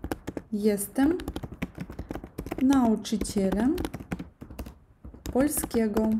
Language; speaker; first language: Polish; non-native, learner; Russian